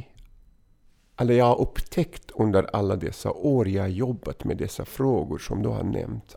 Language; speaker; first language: Swedish; non-native, fluent; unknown